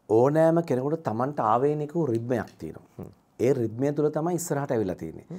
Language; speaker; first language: Sinhala; native; Sinhala